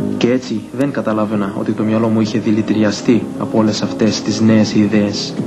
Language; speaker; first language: Greek; early bilingual, heritage; Greek